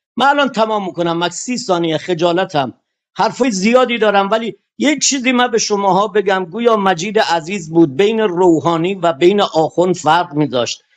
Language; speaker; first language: Persian; non-native, local second language; Kurdish